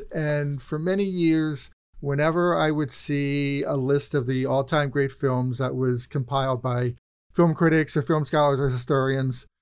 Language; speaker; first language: English; native; English